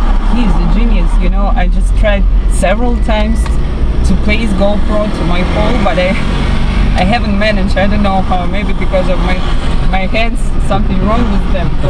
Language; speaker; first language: English; non-native, fluent; Russian